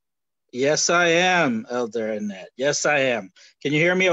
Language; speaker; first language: English; native; English